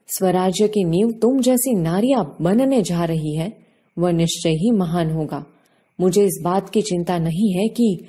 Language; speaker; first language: Hindi; non-native, local second language; Gujarati